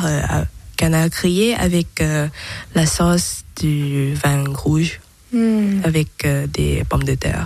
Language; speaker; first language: French; non-native, learner; Thai